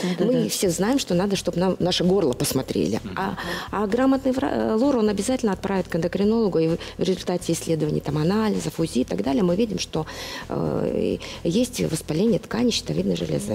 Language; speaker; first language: Russian; native; Russian